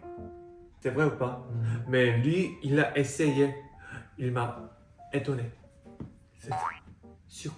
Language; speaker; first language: French; non-native, fluent; Korean